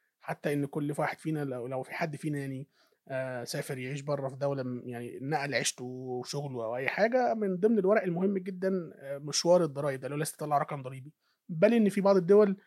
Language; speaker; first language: Arabic; native; Arabic